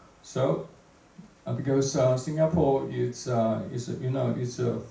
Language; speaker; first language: English; non-native, fluent; Chinese